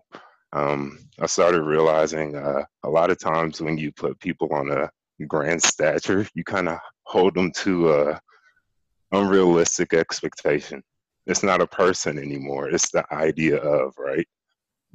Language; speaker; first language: English; native; English